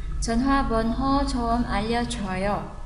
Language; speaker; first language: Korean; non-native, fluent; Vietnamese